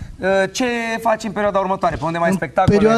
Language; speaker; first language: Romanian; native; Romanian